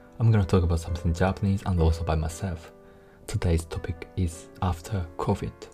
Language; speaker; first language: English; non-native, fluent; Japanese